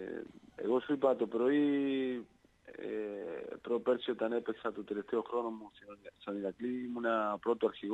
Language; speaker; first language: Greek; non-native, learner; Spanish